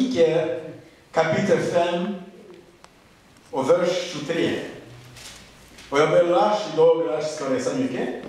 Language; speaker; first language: Swedish; non-native, learner; Rundi